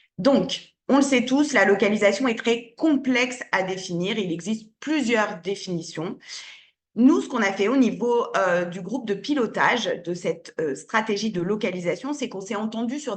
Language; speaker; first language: French; native; French